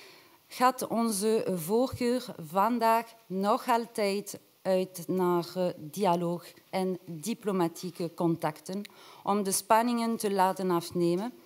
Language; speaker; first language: Dutch; non-native, local second language; French